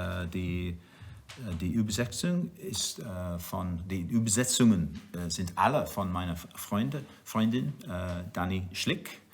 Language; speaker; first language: German; non-native, learner; Welsh